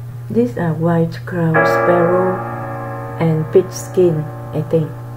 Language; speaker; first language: English; non-native, fluent; Vietnamese